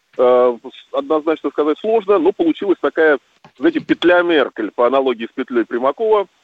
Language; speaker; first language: Russian; native; Russian